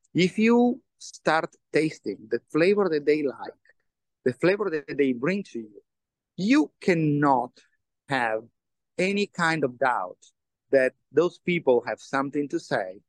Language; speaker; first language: English; non-native, fluent; Italian